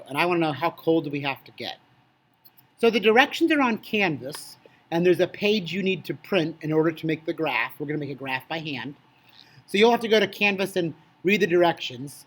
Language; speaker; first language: English; native; English